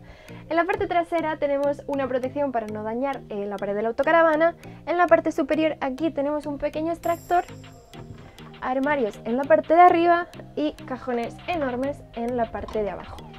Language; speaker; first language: Spanish; native; Spanish